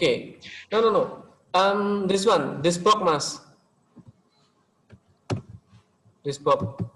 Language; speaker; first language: English; non-native, local second language; Indonesian